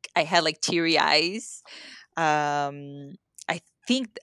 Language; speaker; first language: English; non-native, fluent; Spanish